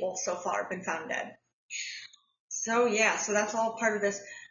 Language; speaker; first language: English; native; English